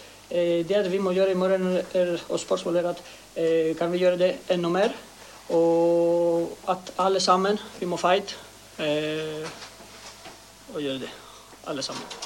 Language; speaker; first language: Norwegian; non-native, learner; Greek